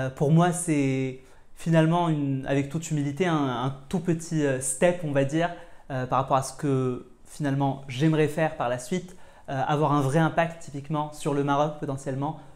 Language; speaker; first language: French; non-native, local second language; Arabic